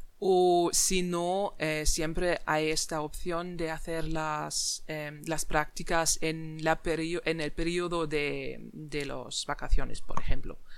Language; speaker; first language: Spanish; non-native, fluent; German